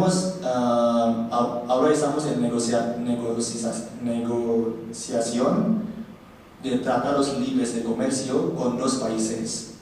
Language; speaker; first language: Spanish; non-native, learner; Indonesian